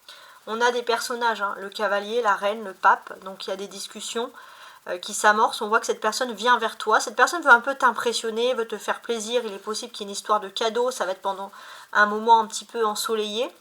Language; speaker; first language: French; native; French